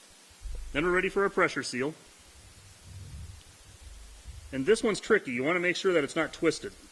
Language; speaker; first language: English; native; English